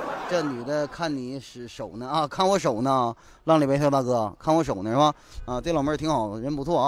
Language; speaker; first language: Chinese; native; Chinese